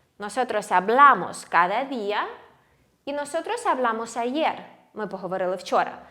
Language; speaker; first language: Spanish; non-native, fluent; Ukrainian